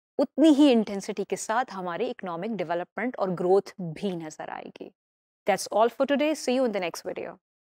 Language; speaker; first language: Urdu; native; Urdu